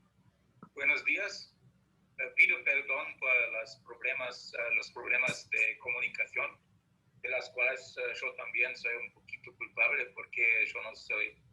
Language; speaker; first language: Spanish; non-native, fluent; German